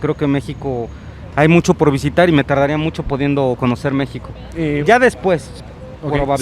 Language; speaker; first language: Spanish; native; Spanish